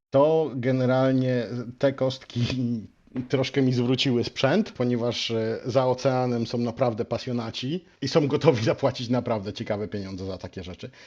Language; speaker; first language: Polish; native; Polish